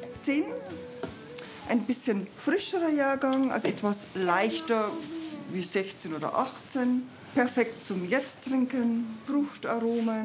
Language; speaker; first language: German; native; German